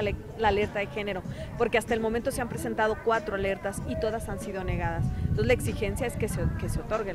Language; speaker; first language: Spanish; native; Spanish